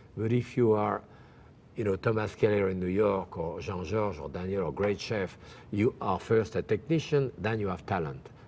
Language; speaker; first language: English; non-native, fluent; French